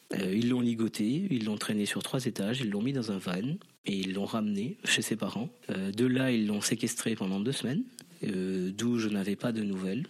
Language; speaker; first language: French; non-native, local second language; Morisyen